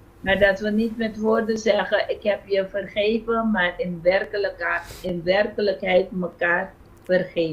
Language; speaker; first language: Dutch; non-native, fluent; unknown